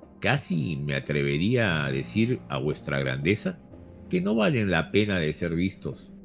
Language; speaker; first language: Spanish; native; Spanish